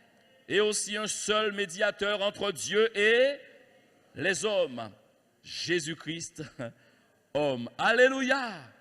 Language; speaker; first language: French; native; French